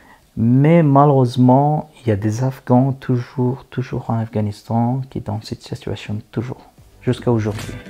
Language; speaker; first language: French; non-native, learner; Persian